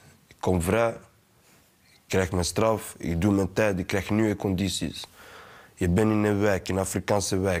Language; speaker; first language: Dutch; early bilingual, other home language; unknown